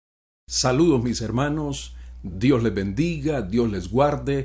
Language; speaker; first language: Spanish; native; Spanish